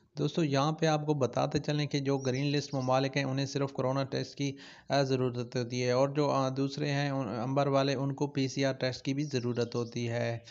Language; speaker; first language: Urdu; non-native, local second language; Punjabi